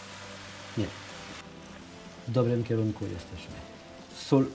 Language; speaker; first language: Polish; non-native, learner; French